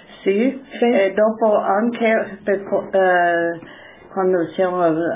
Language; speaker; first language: Italian; non-native, local second language; German